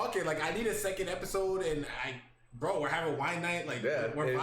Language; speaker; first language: English; native; English